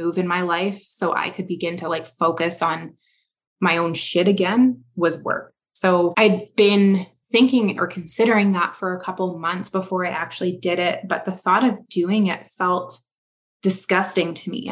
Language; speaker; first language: English; native; English